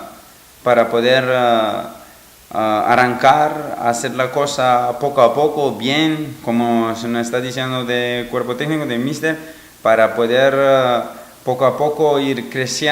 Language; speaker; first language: Spanish; non-native, fluent; Macedonian